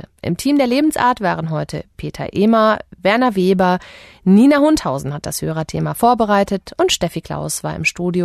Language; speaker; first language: German; native; German